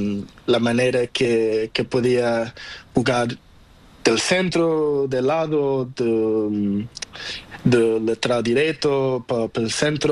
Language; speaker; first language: Spanish; non-native, learner; Portuguese